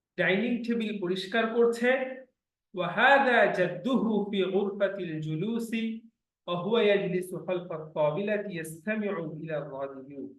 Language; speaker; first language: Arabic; non-native, fluent; Bangla